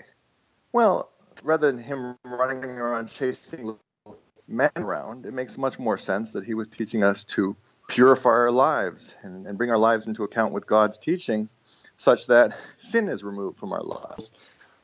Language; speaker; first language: English; non-native, fluent; Estonian